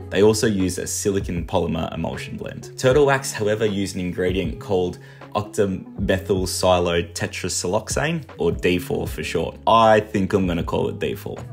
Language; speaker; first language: English; native; English